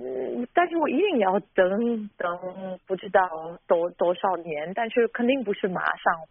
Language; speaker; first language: Chinese; non-native, fluent; German